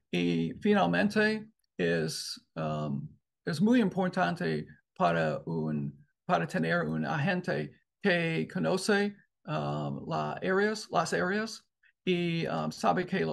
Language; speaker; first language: Spanish; non-native, learner; English